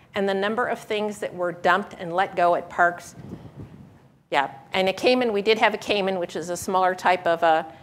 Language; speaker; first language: English; native; English